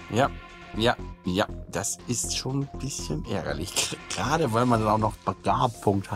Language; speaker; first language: German; native; German